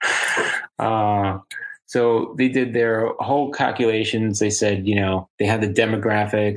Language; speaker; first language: English; native; English